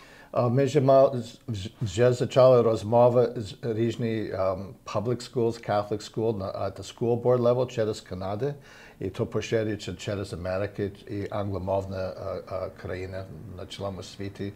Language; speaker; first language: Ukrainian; early bilingual, heritage; Ukrainian